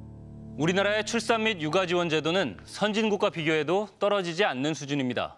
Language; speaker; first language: Korean; native; Korean